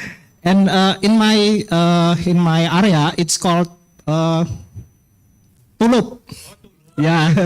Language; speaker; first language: English; non-native, fluent; Indonesian